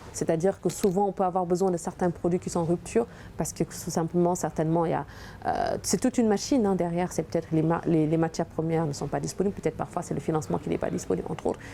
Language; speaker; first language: French; non-native, local second language; Wolof